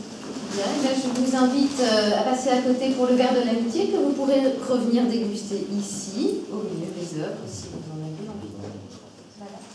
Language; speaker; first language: French; native; French